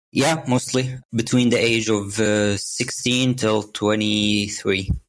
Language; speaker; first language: English; non-native, fluent; Arabic